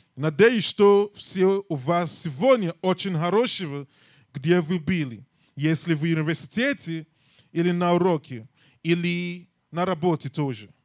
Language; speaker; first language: Russian; non-native, learner; English